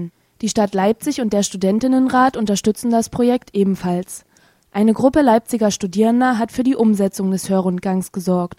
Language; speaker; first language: German; native; German